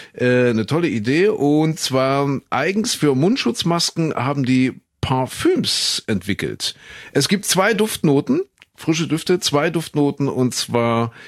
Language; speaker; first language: German; native; German